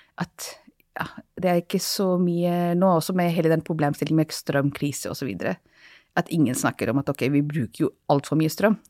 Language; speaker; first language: Norwegian; non-native, fluent; Hindi